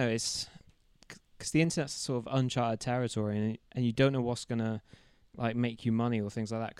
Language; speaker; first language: English; native; English